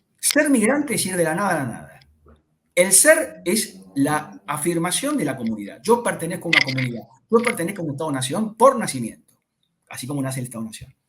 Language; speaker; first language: Spanish; native; Spanish